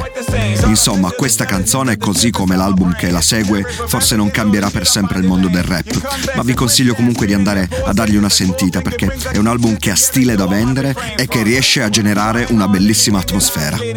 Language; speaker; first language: Italian; native; Italian